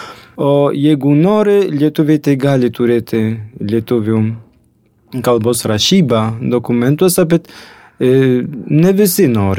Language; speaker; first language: Lithuanian; early bilingual, heritage; Lithuanian